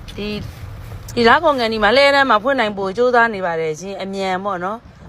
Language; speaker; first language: Burmese; non-native, local second language; Chinese